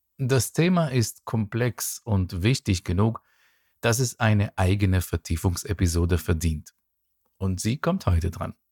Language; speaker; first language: German; non-native, fluent; Hebrew